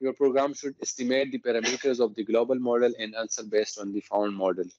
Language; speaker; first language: English; non-native, local second language; Urdu